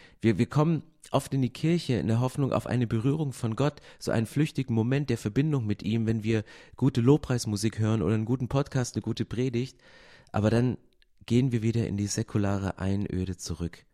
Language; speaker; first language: German; native; German